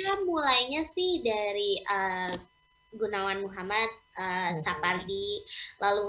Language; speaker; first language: Indonesian; early bilingual, heritage; English